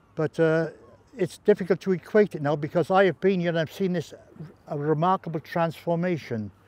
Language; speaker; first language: English; native; English